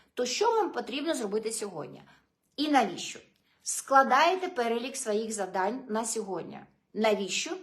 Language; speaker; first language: Ukrainian; non-native, local second language; Russian